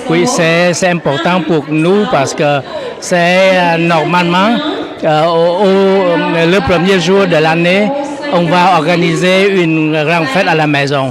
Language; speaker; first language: French; non-native, fluent; Vietnamese